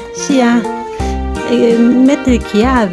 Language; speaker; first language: Italian; non-native, learner; Chinese